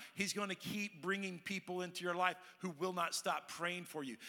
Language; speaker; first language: English; native; English